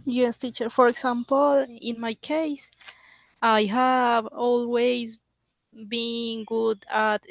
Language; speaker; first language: English; non-native, learner; Spanish